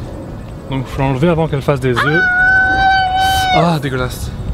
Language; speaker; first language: French; native; French